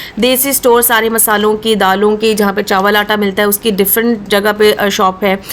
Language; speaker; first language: Urdu; native; Urdu